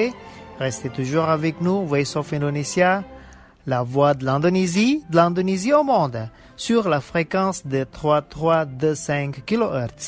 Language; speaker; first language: French; non-native, fluent; Indonesian